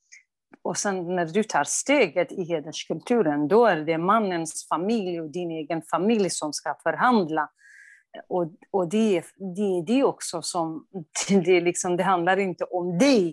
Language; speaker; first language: Swedish; non-native, fluent; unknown